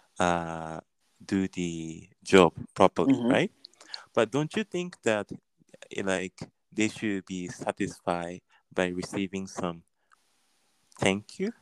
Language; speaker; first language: English; non-native, learner; Japanese